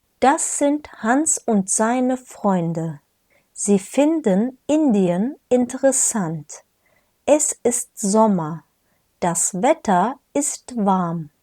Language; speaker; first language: German; non-native, fluent; Turkish